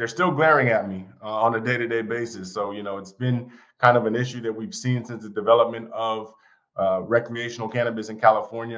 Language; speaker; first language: English; native; English